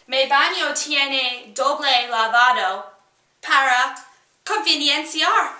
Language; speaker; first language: Spanish; non-native, learner; English